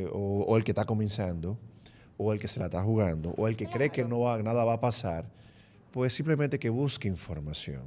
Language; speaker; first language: Spanish; native; Spanish